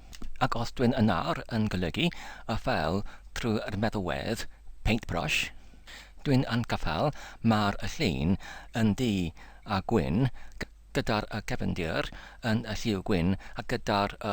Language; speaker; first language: Welsh; non-native, learner; English